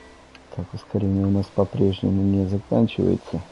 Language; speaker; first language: Russian; native; Russian